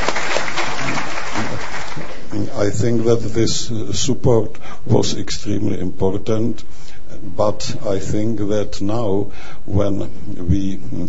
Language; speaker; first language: English; non-native, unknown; Czech